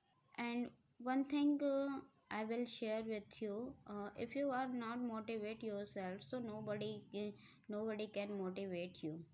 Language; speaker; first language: English; non-native, learner; Hindi